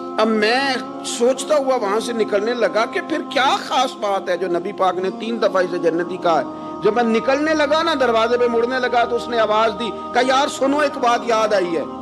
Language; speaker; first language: Urdu; non-native, local second language; Punjabi